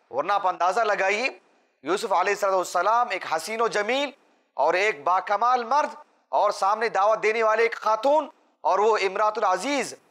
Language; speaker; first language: Urdu; native; Urdu